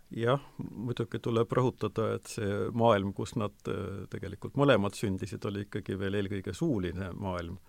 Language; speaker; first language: Estonian; native; Estonian